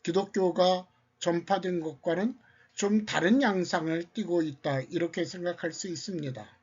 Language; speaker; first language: Korean; native; Korean